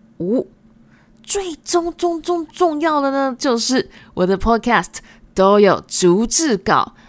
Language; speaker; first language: Chinese; early bilingual, other home language; Japanese